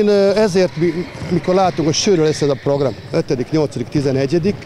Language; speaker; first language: Hungarian; non-native, learner; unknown